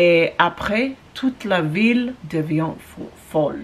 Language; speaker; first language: French; non-native, learner; English